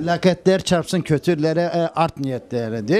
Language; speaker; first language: Turkish; native; Turkish